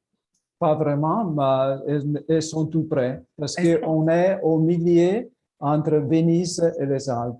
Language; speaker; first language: French; non-native, fluent; Italian